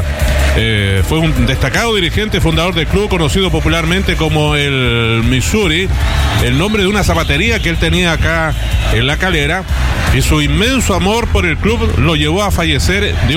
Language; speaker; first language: Spanish; native; Spanish